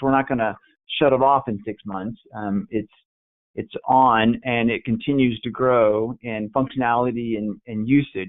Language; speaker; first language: English; native; English